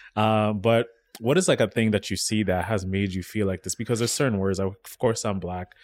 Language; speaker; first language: English; early bilingual, other home language; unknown